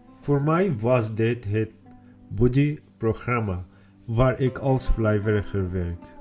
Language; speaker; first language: Dutch; non-native, learner; Arabic